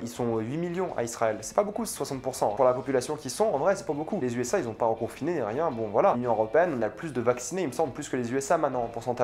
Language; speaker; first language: French; native; French